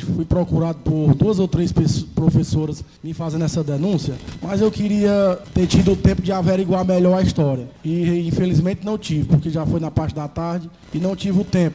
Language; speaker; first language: Portuguese; native; Portuguese